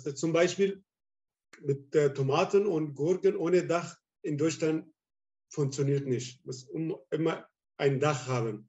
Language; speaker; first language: German; non-native, learner; Arabic